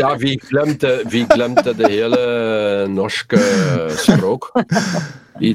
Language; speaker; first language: Norwegian; non-native, fluent; Polish